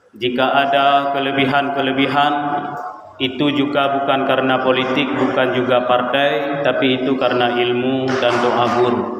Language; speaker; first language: Malay; non-native, local second language; Achinese